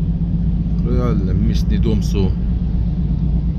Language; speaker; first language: Russian; non-native, learner; Turkish